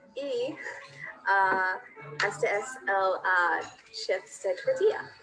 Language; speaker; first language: Spanish; non-native, learner; English